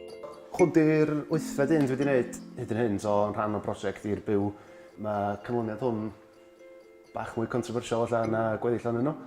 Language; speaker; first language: Welsh; native; Welsh